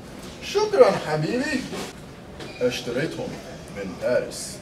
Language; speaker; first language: Arabic; non-native, learner; English